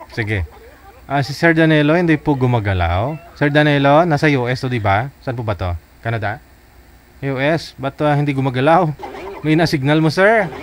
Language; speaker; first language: Filipino; native; Filipino